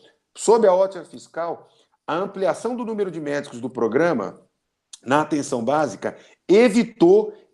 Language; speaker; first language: Portuguese; native; Portuguese